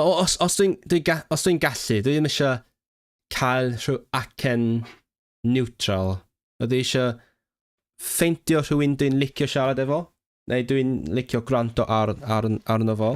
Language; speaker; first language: Welsh; non-native, fluent; Cantonese